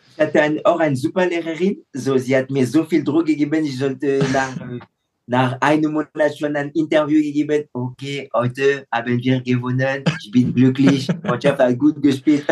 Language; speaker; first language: German; non-native, fluent; French